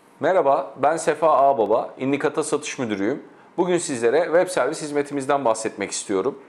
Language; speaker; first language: Turkish; native; Turkish